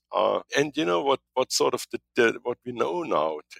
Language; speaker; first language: English; non-native, fluent; German